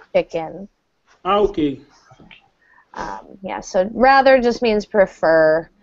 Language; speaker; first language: English; native; English